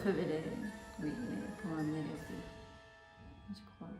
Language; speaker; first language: French; non-native, fluent; Japanese